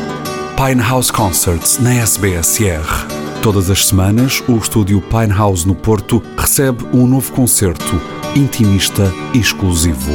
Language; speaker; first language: Portuguese; native; Portuguese